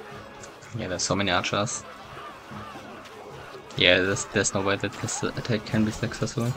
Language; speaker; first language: English; non-native, fluent; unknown